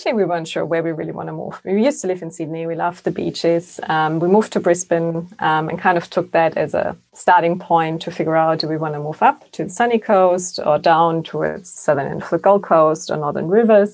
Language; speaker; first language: English; non-native, fluent; German